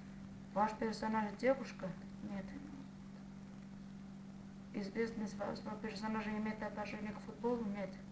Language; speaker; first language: Russian; non-native, fluent; Armenian